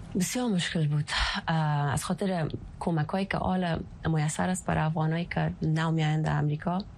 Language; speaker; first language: Persian; early bilingual, heritage; Persian